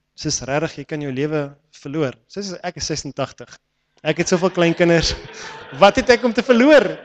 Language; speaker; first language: Afrikaans; native; Afrikaans